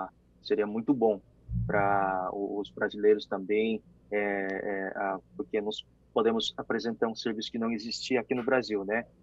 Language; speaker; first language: Portuguese; non-native, fluent; Korean